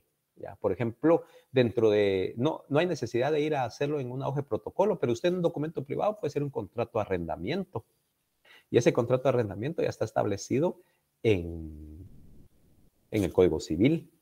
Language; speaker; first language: Spanish; native; Spanish